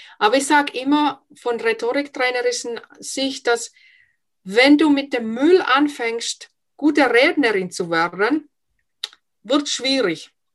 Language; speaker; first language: German; non-native, fluent; Finnish